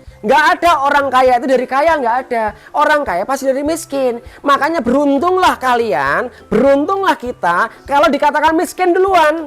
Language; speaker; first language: Indonesian; non-native, local second language; Javanese